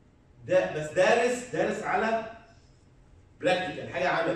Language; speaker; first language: Arabic; native; Arabic